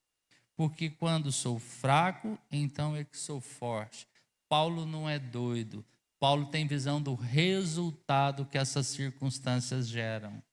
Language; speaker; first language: Portuguese; native; Portuguese